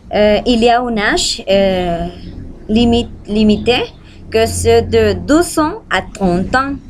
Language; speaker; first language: French; non-native, learner; Spanish